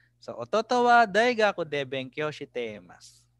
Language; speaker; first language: Japanese; non-native, fluent; Filipino